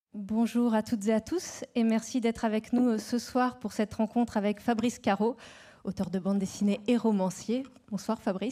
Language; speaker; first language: French; native; French